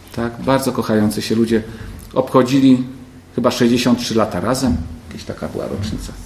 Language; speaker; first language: Polish; native; Polish